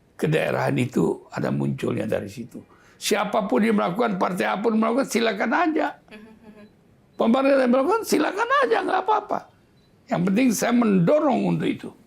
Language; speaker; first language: Indonesian; native; Indonesian